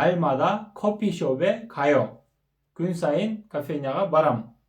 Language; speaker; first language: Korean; non-native, fluent; Kyrgyz